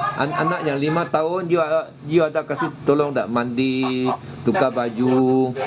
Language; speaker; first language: Malay; non-native, local second language; Chinese